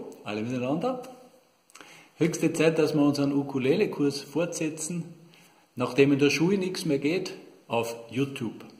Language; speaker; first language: German; native; German